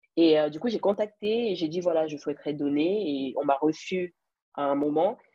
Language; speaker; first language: French; early bilingual, other home language; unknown